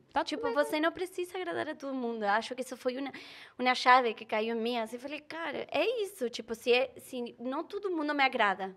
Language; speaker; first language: Portuguese; non-native, fluent; Spanish